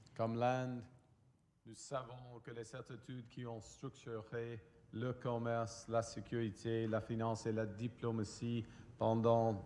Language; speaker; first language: French; non-native, fluent; English